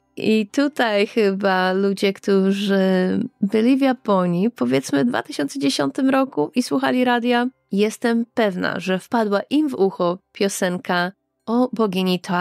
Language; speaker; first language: Polish; native; Polish